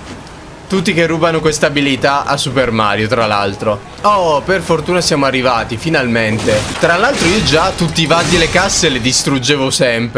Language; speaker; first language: Italian; native; Italian